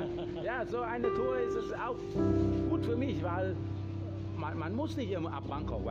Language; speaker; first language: German; non-native, learner; Thai